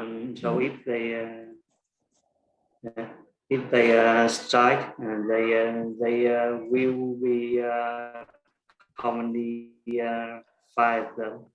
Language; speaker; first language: English; non-native, learner; Vietnamese